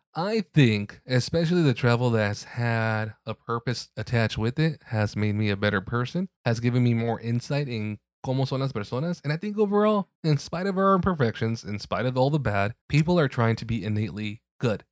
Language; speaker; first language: English; early bilingual, other home language; Spanish